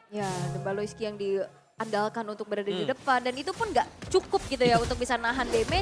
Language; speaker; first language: Indonesian; native; Indonesian